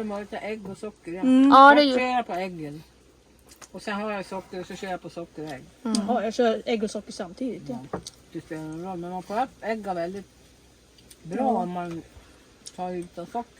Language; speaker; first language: Swedish; native; Swedish